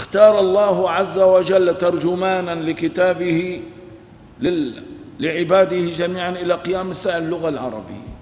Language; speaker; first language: Arabic; non-native, local second language; Kurdish